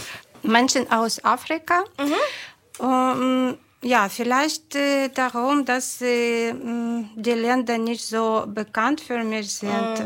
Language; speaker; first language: German; non-native, learner; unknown